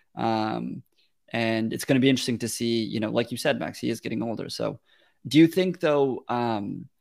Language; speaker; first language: English; early bilingual, other home language; Russian